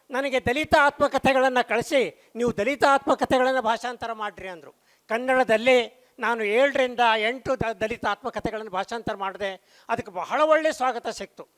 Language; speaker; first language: Kannada; non-native, local second language; Konkani